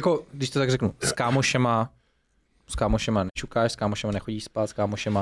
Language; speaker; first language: Czech; native; Czech